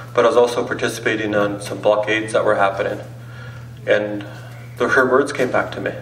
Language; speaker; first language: English; native; English